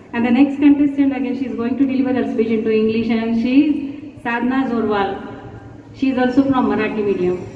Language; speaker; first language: English; non-native, local second language; Marathi